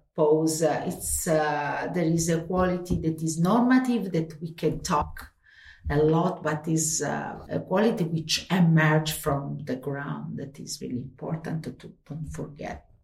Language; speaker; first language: English; non-native, fluent; Italian